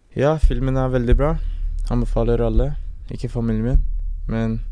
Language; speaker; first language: Norwegian; early bilingual, other home language; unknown